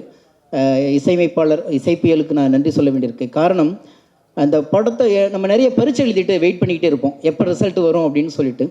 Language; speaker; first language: Tamil; native; Tamil